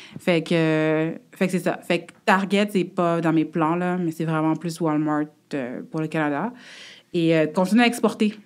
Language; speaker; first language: French; native; French